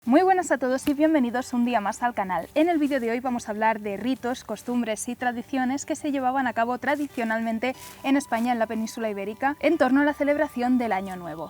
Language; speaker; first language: Spanish; native; Spanish